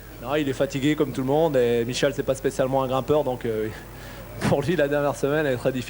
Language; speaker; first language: French; native; French